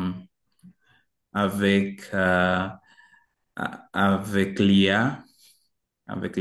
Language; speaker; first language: French; non-native, learner; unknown